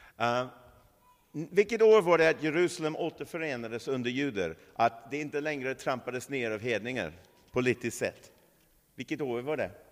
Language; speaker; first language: Swedish; non-native, fluent; English